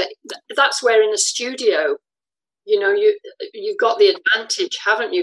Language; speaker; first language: English; native; English